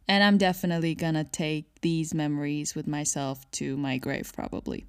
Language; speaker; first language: English; non-native, fluent; Persian